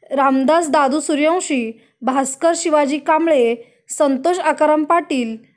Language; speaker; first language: Marathi; native; Marathi